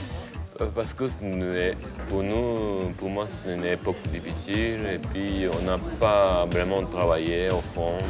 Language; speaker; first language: French; non-native, fluent; Japanese